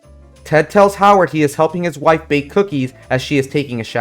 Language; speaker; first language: English; native; English